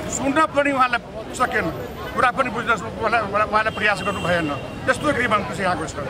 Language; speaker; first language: Nepali; non-native, local second language; Maithili